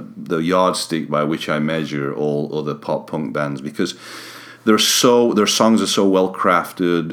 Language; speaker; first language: English; native; English